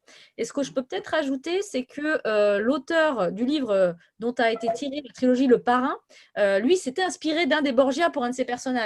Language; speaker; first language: French; native; French